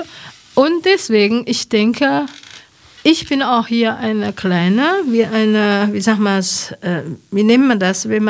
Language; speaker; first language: German; non-native, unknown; Chinese